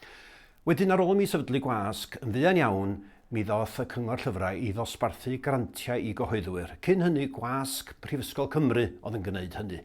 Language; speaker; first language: Welsh; native; Welsh